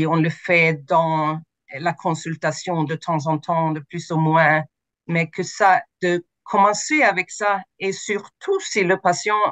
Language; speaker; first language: French; non-native, fluent; Swedish